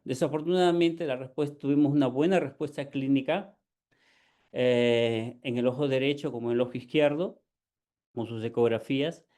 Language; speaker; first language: Spanish; native; Spanish